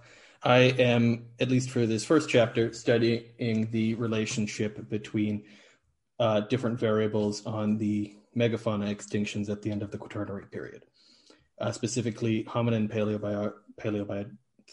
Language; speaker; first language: English; native; English